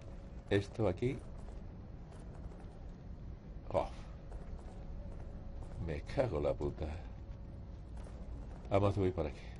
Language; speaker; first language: Spanish; native; Spanish